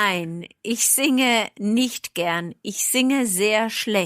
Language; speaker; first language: German; non-native, fluent; English